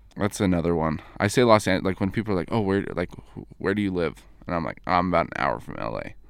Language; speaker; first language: English; native; English